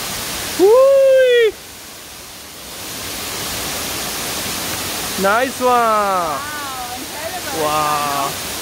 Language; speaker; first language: Japanese; native; Japanese